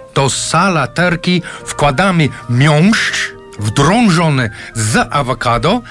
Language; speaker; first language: Polish; non-native, fluent; English